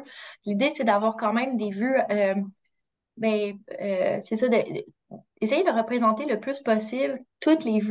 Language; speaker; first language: French; native; French